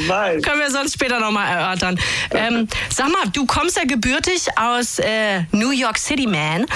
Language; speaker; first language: German; native; German